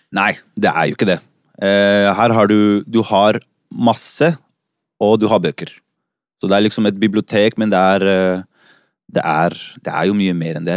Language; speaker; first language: Norwegian; early bilingual, other home language; Spanish